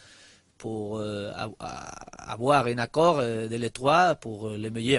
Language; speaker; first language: French; non-native, learner; Spanish